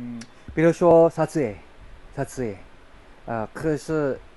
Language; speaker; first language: Chinese; non-native, learner; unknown